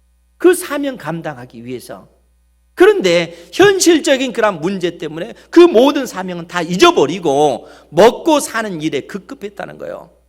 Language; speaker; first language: Korean; native; Korean